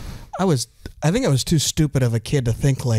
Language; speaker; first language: English; native; English